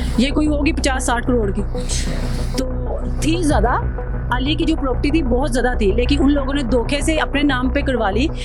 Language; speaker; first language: Urdu; native; Urdu